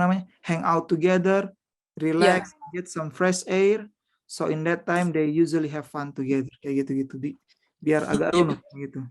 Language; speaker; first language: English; non-native, fluent; Indonesian